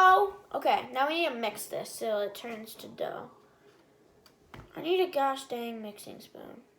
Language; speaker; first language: English; native; English